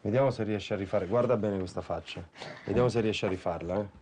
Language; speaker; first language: Italian; native; Italian